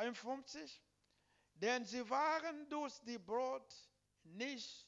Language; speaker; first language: German; non-native, learner; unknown